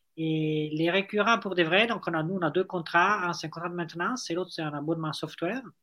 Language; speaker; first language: French; non-native, fluent; Italian